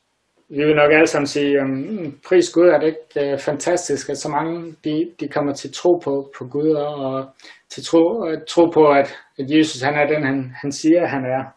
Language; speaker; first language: Danish; native; Danish